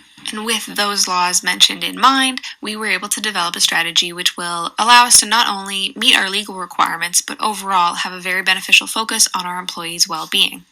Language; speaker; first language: English; native; English